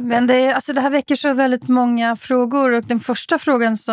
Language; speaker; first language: Swedish; native; Swedish